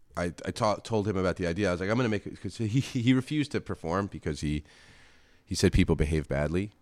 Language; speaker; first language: English; native; English